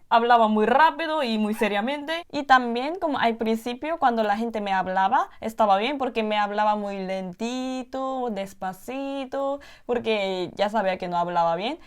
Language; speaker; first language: Spanish; non-native, fluent; Korean